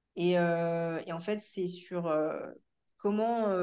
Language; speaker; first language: French; native; French